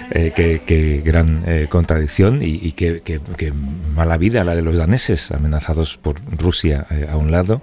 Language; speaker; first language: Spanish; native; Spanish